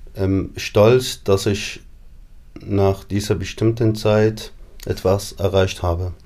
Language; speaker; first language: German; non-native, fluent; Arabic